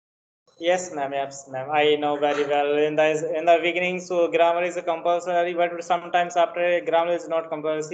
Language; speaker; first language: English; non-native, learner; Hindi